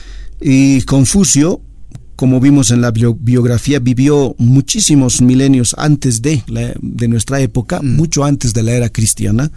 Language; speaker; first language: Spanish; native; Spanish